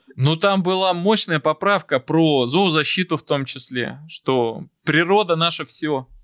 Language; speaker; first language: Russian; native; Russian